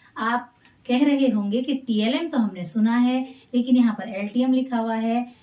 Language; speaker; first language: Hindi; non-native, local second language; Garhwali